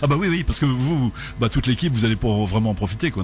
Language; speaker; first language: French; native; French